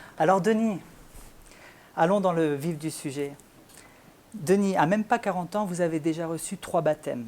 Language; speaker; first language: French; native; French